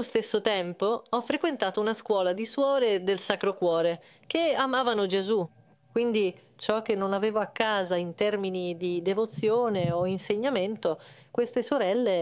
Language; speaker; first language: Italian; non-native, fluent; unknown